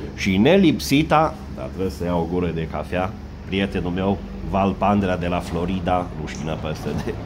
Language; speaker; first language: Romanian; native; Romanian